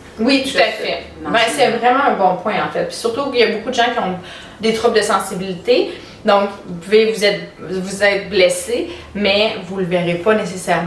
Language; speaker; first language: French; native; French